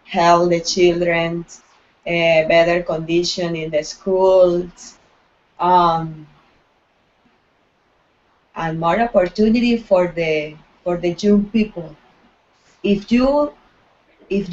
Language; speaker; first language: English; non-native, learner; Spanish